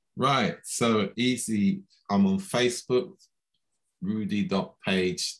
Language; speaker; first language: English; native; English